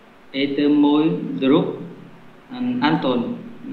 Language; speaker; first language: Russian; non-native, learner; Vietnamese